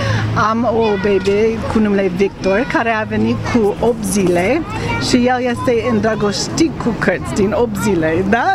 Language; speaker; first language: Romanian; non-native, learner; English